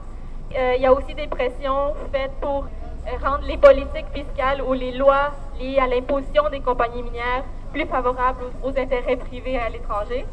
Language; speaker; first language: French; native; French